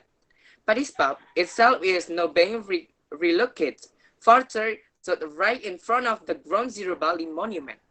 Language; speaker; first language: English; non-native, learner; Indonesian